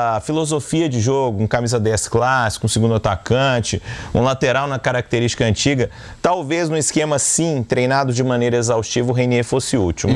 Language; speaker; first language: Portuguese; native; Portuguese